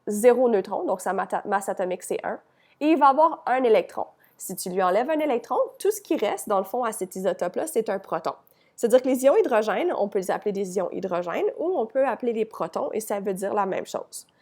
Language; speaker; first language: French; native; French